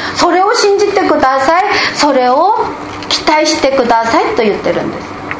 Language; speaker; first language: Japanese; non-native, fluent; Korean